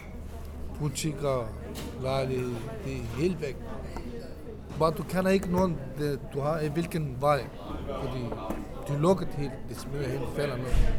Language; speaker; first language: Danish; non-native, learner; Kurdish